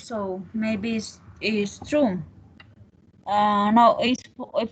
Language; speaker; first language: English; non-native, learner; Spanish